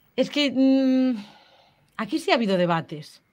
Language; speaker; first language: Spanish; native; Spanish